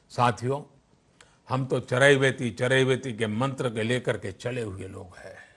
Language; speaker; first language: Hindi; non-native, local second language; Gujarati